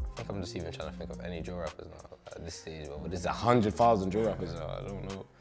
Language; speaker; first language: English; native; English